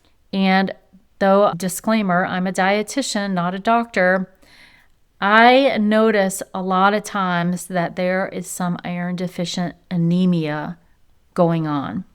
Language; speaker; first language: English; native; English